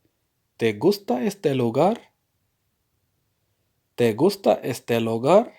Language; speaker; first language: Spanish; non-native, fluent; Urdu